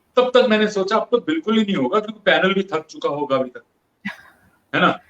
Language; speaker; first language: Hindi; non-native, local second language; Punjabi